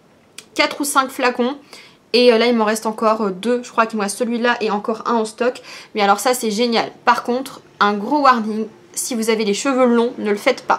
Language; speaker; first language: French; native; French